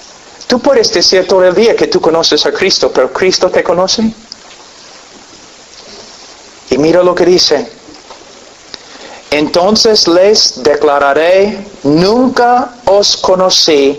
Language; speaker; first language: Spanish; non-native, fluent; English